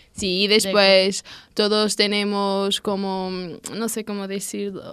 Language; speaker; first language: Spanish; non-native, learner; Portuguese